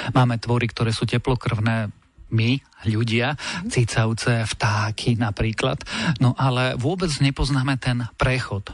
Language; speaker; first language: Slovak; native; Slovak